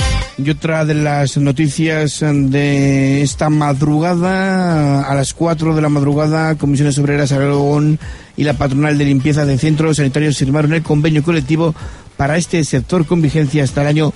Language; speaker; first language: Spanish; native; Spanish